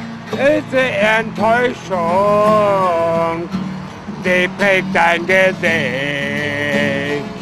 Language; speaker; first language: German; native; German